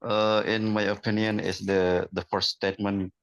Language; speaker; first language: English; non-native, learner; Indonesian